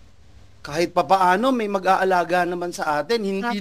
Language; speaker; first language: Filipino; native; Filipino